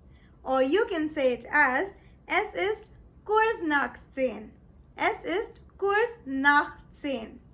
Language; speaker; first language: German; non-native, fluent; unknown